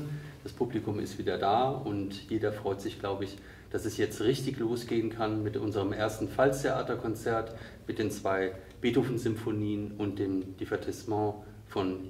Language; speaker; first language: German; native; German